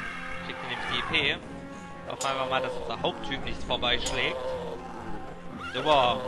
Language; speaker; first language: German; native; German